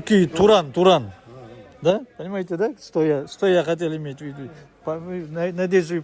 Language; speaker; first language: Russian; non-native, local second language; Kazakh